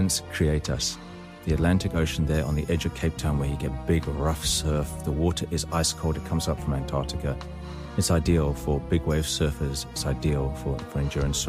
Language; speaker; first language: English; native; English